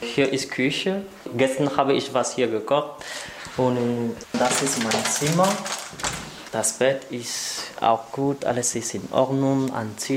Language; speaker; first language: German; non-native, learner; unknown